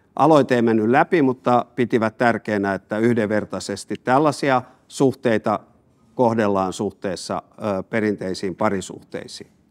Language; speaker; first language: Finnish; native; Finnish